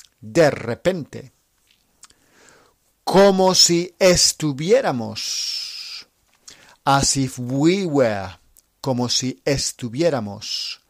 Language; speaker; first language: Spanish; non-native, fluent; English